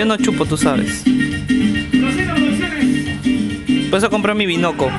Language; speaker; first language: Spanish; native; Spanish